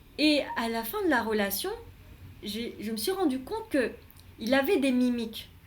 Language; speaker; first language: French; non-native, fluent; Vietnamese